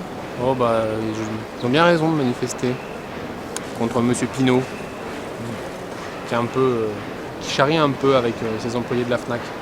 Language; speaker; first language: French; native; French